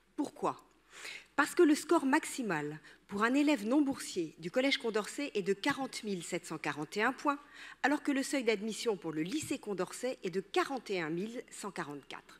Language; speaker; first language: French; native; French